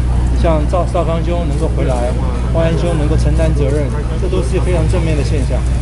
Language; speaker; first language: Chinese; native; Chinese